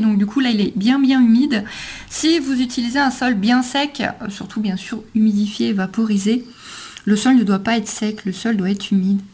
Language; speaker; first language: French; native; French